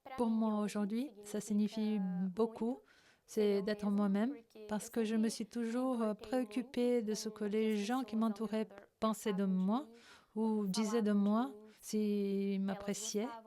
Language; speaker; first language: French; non-native, fluent; Portuguese